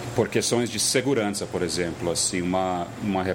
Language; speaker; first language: Portuguese; non-native, fluent; English